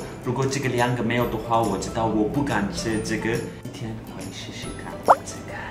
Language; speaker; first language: Chinese; non-native, fluent; Turkish